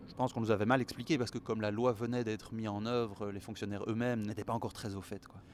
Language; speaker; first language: French; native; French